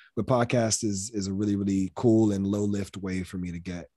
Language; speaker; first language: English; native; English